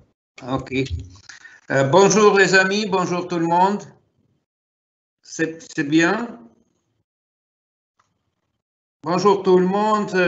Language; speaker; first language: French; non-native, fluent; Russian